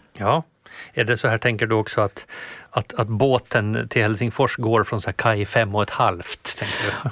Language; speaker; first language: Swedish; native; Swedish